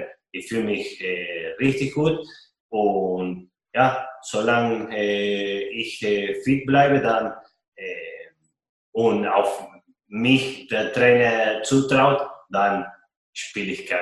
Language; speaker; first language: German; non-native, fluent; Spanish